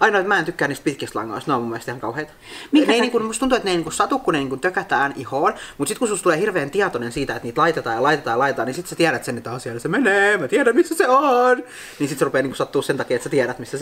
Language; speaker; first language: Finnish; native; Finnish